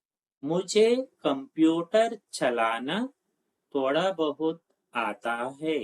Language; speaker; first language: Hindi; non-native, local second language; Telugu